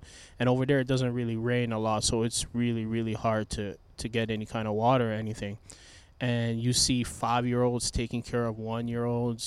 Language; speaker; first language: English; native; English